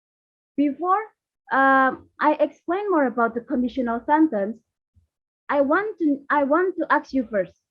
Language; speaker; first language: English; non-native, learner; Indonesian